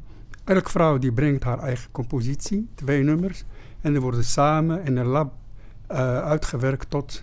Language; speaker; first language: Dutch; non-native, fluent; Arabic